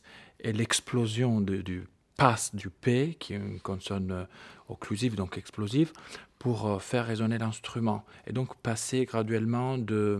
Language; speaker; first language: French; non-native, fluent; Italian